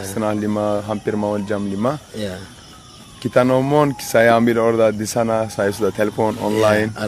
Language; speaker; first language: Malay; non-native, learner; Turkish